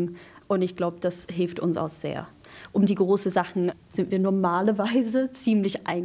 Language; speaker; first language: German; non-native, fluent; English